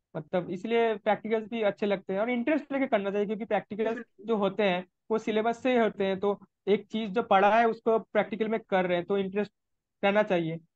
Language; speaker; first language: Hindi; non-native, local second language; Bangla